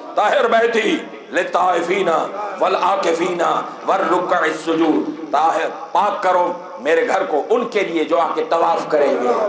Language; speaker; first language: Urdu; non-native, local second language; Sindhi